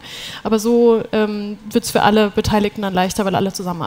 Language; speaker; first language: German; native; German